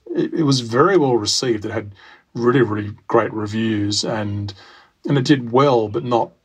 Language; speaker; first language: English; native; English